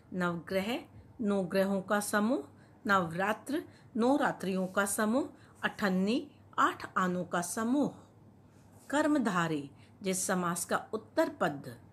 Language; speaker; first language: Hindi; native; Hindi